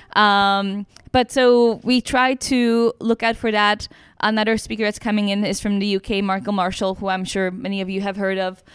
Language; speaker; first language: English; non-native, fluent; Czech